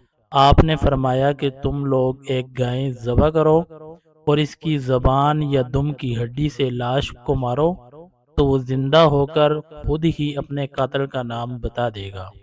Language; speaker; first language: Urdu; native; Urdu